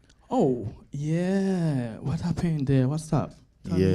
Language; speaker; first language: English; non-native, learner; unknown